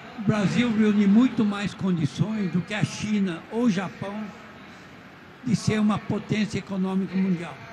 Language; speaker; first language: Portuguese; non-native, fluent; Chinese